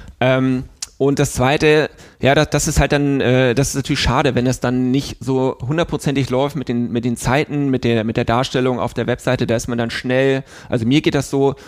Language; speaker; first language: German; native; German